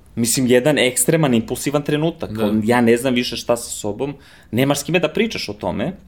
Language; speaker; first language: Serbian; early bilingual, heritage; Serbian